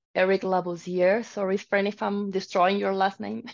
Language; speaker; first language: English; non-native, fluent; Spanish